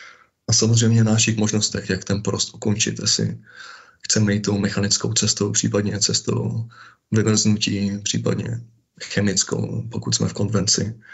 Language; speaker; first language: Czech; native; Czech